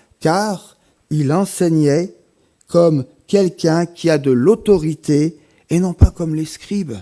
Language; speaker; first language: French; native; French